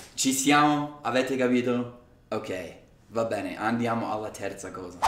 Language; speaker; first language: Italian; non-native, fluent; English